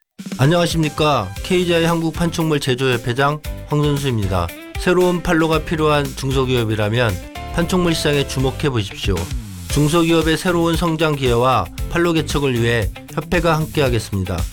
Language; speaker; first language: Korean; native; Korean